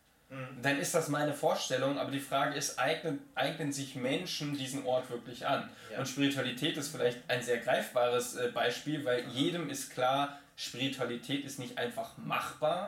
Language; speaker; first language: German; native; German